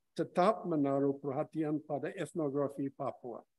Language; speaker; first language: Indonesian; non-native, fluent; English